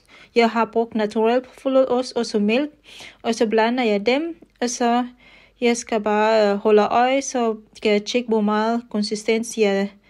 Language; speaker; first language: Danish; non-native, fluent; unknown